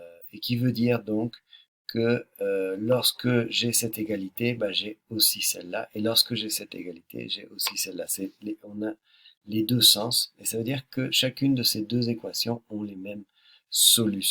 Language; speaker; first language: French; native; French